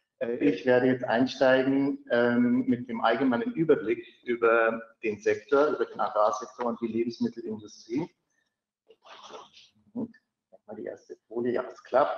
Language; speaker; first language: German; native; German